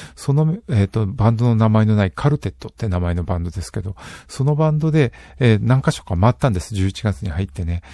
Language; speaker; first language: Japanese; native; Japanese